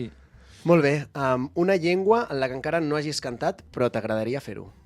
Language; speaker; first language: Catalan; native; Catalan